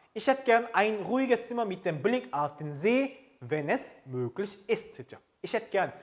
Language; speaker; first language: German; non-native, fluent; Korean